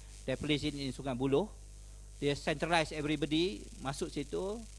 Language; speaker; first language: English; non-native, local second language; Malay